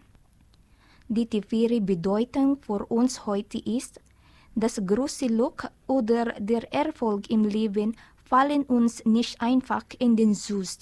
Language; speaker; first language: German; non-native, learner; Filipino